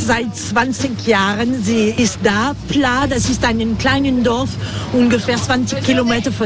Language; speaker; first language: German; non-native, learner; French